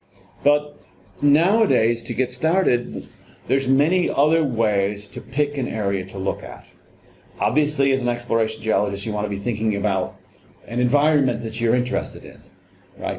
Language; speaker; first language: English; native; English